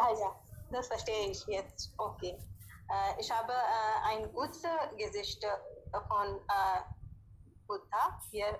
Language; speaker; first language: German; non-native, learner; Hindi